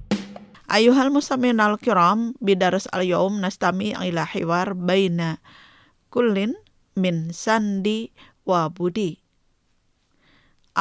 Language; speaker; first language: Arabic; non-native, learner; Indonesian